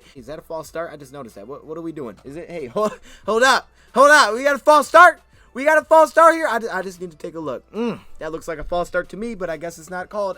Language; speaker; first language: English; native; English